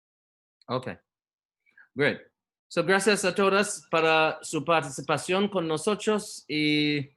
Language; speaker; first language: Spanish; non-native, learner; Portuguese